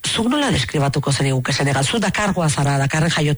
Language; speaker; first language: Basque; native; Basque